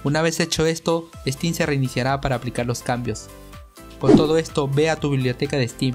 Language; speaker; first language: Spanish; native; Spanish